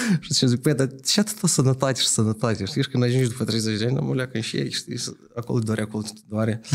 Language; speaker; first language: Romanian; native; Romanian